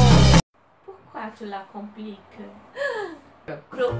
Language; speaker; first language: French; non-native, learner; Portuguese